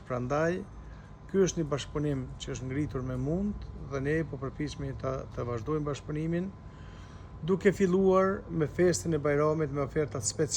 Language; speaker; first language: Albanian; native; Albanian